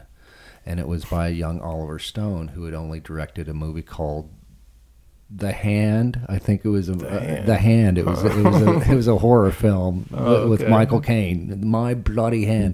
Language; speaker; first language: English; native; English